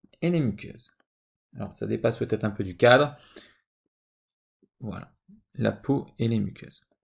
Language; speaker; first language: French; native; French